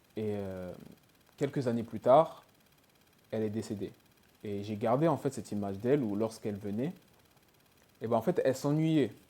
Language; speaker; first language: French; early bilingual, other home language; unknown